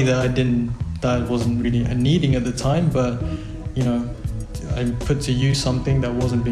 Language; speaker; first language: English; native; English